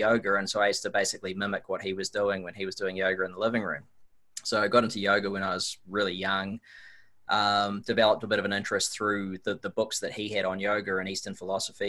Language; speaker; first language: English; native; English